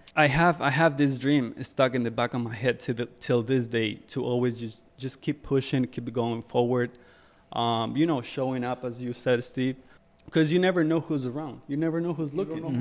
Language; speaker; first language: English; early bilingual, other home language; Spanish